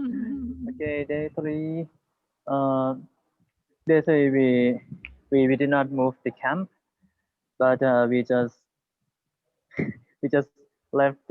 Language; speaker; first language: English; non-native, learner; Thai